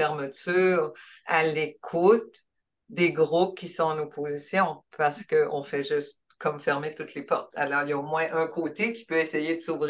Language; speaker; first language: French; native; French